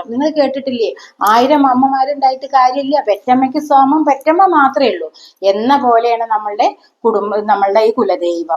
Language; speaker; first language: Malayalam; native; Malayalam